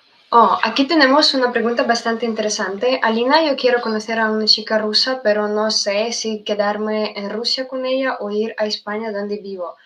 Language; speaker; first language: Spanish; non-native, fluent; Russian